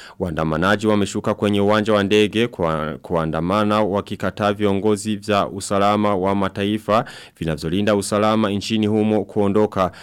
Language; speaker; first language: Swahili; non-native, local second language; Rundi